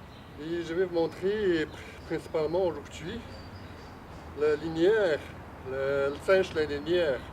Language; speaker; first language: French; non-native, fluent; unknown